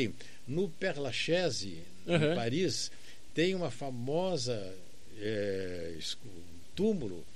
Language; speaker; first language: Portuguese; native; Portuguese